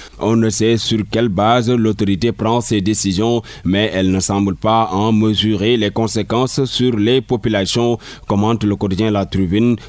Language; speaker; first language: French; non-native, local second language; Wolof